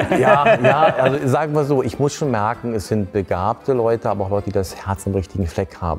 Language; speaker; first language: German; native; German